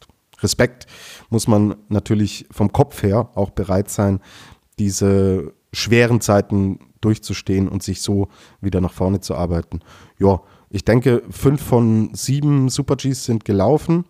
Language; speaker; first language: German; native; German